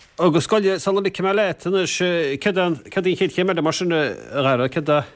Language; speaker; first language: Irish; native; Irish